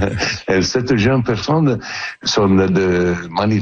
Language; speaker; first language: French; non-native, learner; Italian